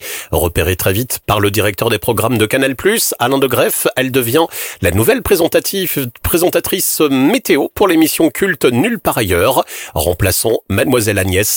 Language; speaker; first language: French; native; French